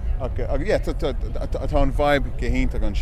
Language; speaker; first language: Irish; non-native, local second language; English